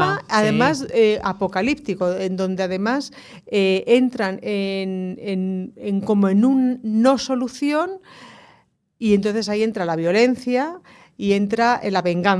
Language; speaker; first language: Spanish; native; Spanish